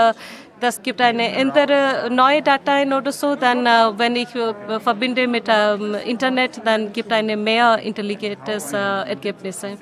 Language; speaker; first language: German; non-native, learner; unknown